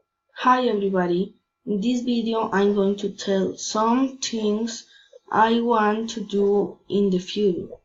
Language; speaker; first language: English; non-native, learner; Spanish